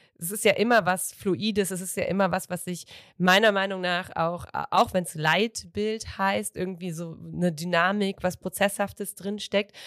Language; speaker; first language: German; native; German